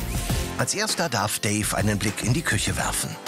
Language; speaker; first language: German; native; German